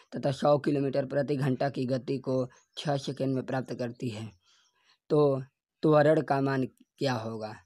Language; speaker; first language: Hindi; native; Hindi